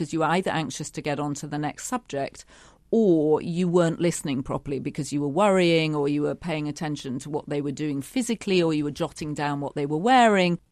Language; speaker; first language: English; native; English